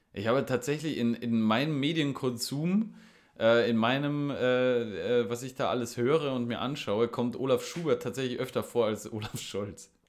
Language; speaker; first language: German; native; German